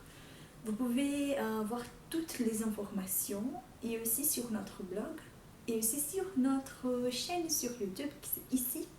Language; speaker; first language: French; non-native, fluent; Portuguese